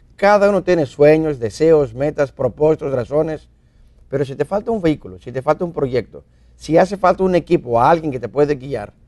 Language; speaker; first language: Spanish; non-native, fluent; Greek